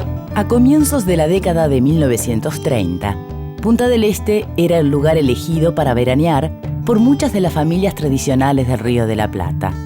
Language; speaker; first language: Spanish; native; Spanish